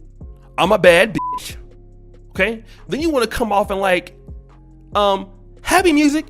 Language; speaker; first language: English; native; English